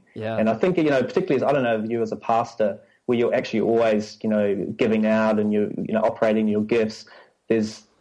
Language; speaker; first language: English; native; English